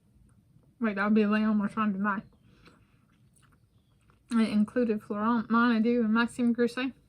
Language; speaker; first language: English; native; English